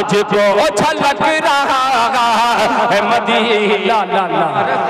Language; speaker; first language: Urdu; native; Urdu